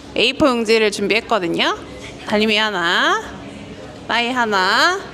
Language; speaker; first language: Korean; native; Korean